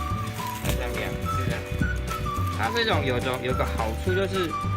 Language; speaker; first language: Chinese; native; Chinese